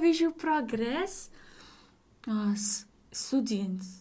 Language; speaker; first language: Russian; non-native, learner; English